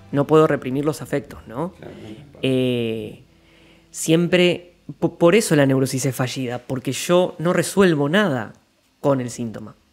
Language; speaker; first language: Spanish; native; Spanish